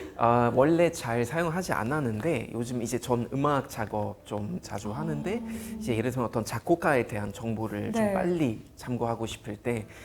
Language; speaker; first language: Korean; non-native, fluent; German